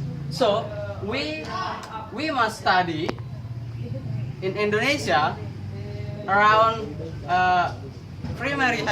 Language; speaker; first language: English; non-native, learner; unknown